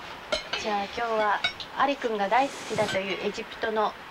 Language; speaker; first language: Japanese; native; Japanese